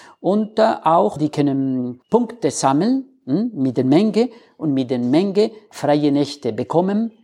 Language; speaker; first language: German; non-native, fluent; Spanish